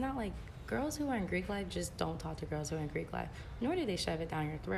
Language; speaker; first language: English; native; English